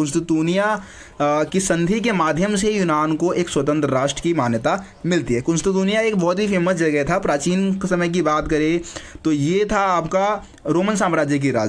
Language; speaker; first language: Hindi; native; Hindi